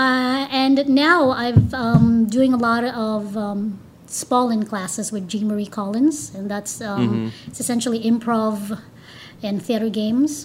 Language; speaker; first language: English; non-native, local second language; Cebuano